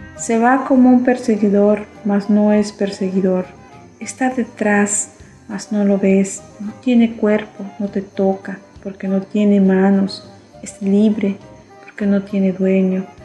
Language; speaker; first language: Spanish; native; Spanish